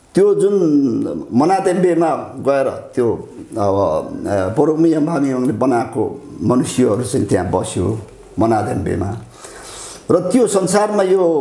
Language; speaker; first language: Nepali; non-native, local second language; Limbu